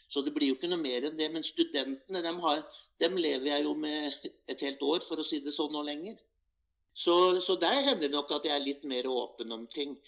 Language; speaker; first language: Norwegian; native; Norwegian